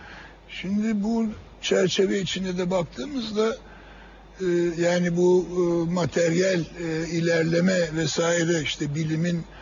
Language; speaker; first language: Turkish; native; Turkish